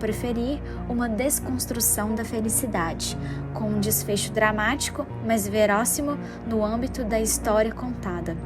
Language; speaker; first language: Portuguese; native; Portuguese